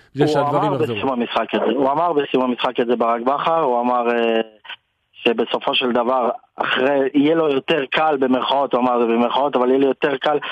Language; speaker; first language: Hebrew; native; Hebrew